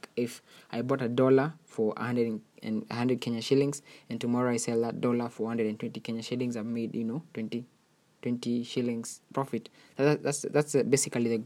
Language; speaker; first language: English; non-native, local second language; Swahili